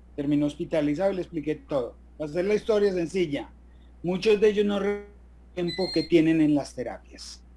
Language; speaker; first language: Spanish; native; Spanish